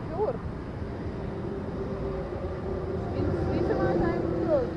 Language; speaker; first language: English; non-native, learner; Ukrainian